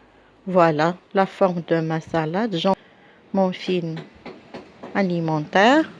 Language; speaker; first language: French; non-native, local second language; Arabic